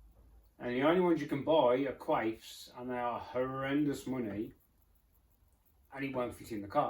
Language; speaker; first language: English; native; English